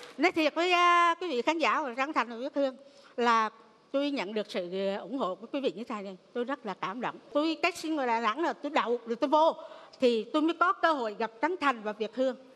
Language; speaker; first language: Vietnamese; native; Vietnamese